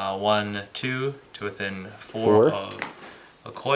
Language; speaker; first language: English; native; English